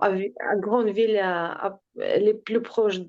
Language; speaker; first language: French; non-native, learner; Ukrainian